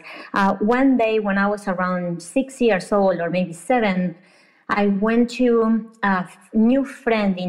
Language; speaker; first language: English; non-native, fluent; Spanish